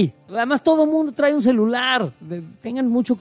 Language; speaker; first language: Spanish; native; Spanish